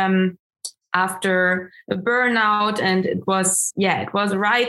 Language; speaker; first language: English; non-native, fluent; German